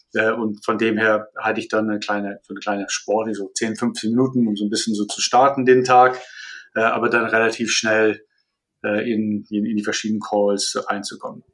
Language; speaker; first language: German; non-native, fluent; Malay